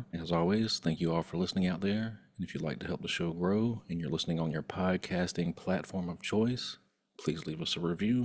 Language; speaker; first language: English; native; English